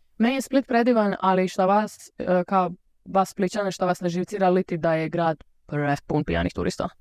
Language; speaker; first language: Bosnian; early bilingual, heritage; Croatian